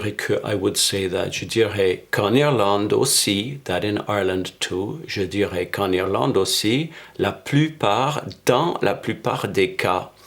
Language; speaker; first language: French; non-native, fluent; English